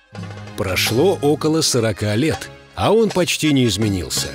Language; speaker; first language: Russian; native; Russian